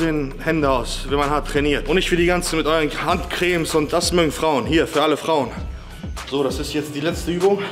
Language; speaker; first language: German; native; German